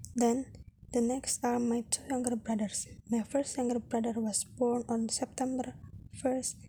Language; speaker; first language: English; non-native, fluent; Indonesian